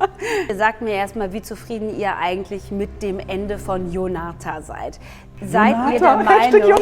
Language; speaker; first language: German; native; German